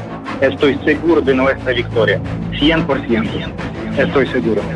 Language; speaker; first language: Spanish; non-native, fluent; Ukrainian